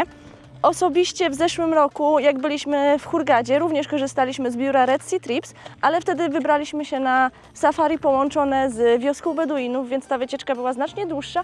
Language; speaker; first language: Polish; native; Polish